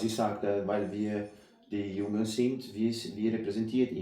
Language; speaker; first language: German; non-native, learner; Portuguese